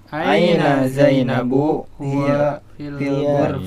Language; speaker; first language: Arabic; non-native, learner; Indonesian